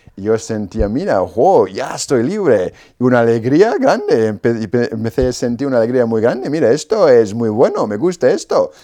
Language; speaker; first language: Spanish; non-native, fluent; Polish